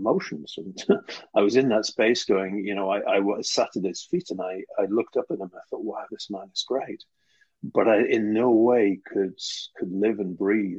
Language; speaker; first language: English; native; English